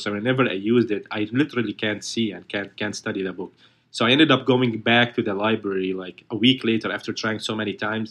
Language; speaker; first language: English; non-native, fluent; Arabic